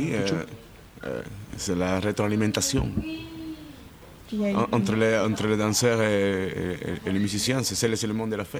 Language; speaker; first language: French; non-native, fluent; Spanish